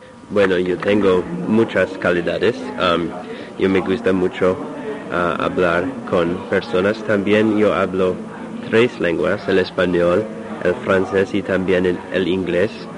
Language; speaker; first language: Spanish; non-native, learner; English